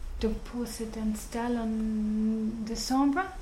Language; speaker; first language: French; non-native, fluent; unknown